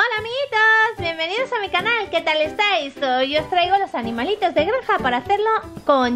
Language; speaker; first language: Spanish; native; Spanish